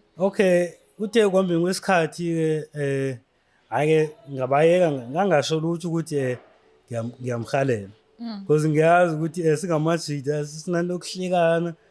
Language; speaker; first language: Zulu; non-native, local second language; Xhosa